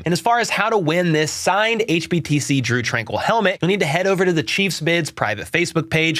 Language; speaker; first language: English; native; English